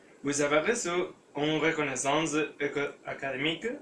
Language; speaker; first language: French; non-native, learner; Spanish